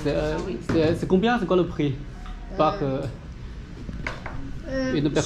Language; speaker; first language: French; non-native, learner; Chinese